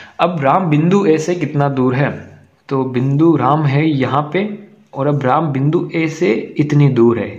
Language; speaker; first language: Hindi; native; Hindi